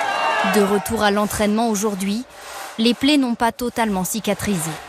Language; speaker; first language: French; native; French